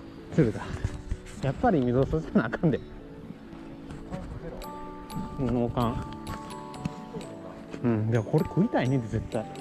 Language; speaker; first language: Japanese; native; Japanese